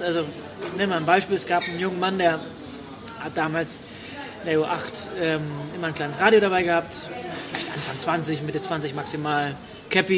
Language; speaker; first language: German; native; German